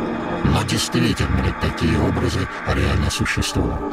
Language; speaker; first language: Russian; native; Russian